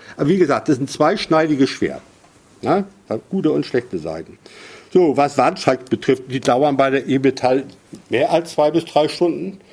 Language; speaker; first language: German; native; German